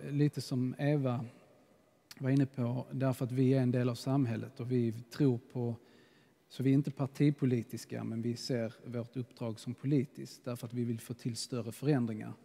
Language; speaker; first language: Swedish; native; Swedish